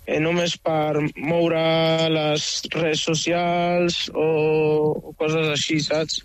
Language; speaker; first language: Catalan; non-native, fluent; Arabic